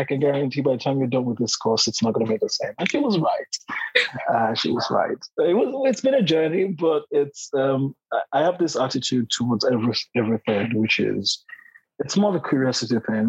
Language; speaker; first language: English; non-native, local second language; Yoruba